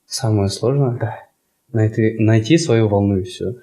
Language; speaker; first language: Russian; non-native, local second language; Kazakh